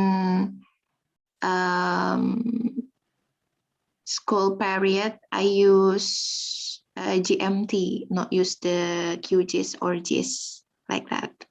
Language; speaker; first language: English; non-native, fluent; Indonesian